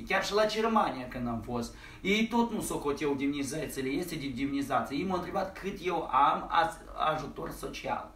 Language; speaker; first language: Romanian; native; Romanian